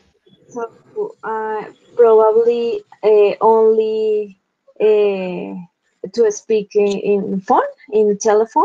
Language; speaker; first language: English; non-native, learner; Spanish